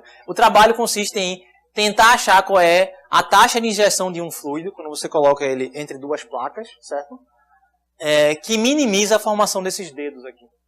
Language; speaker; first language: Portuguese; native; Portuguese